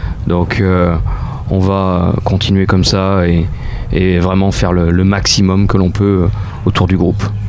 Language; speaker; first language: French; native; French